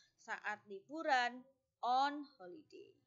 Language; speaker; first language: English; non-native, fluent; Indonesian